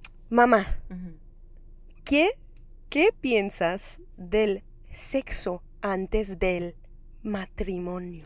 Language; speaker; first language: Spanish; early bilingual, heritage; Spanish